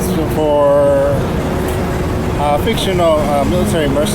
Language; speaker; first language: English; native; English